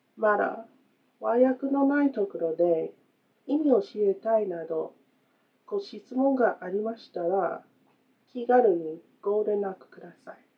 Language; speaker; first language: Japanese; non-native, fluent; English